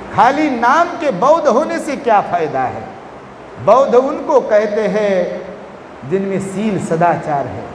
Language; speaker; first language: Hindi; non-native, local second language; Marathi